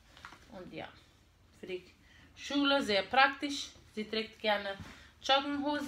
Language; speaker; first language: German; non-native, fluent; Portuguese